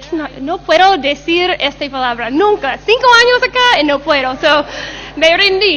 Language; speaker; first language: Spanish; non-native, learner; English